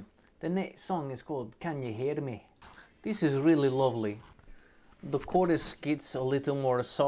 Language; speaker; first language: English; native; English